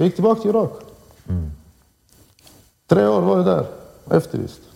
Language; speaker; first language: Swedish; early bilingual, other home language; Arabic